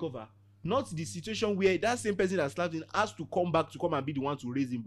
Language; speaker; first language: English; non-native, local second language; Yoruba